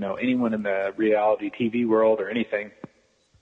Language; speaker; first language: English; native; English